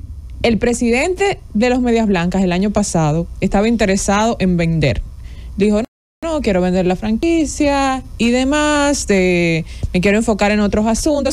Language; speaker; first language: Spanish; native; Spanish